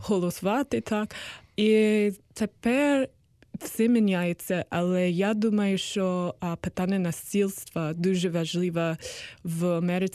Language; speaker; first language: Ukrainian; non-native, learner; English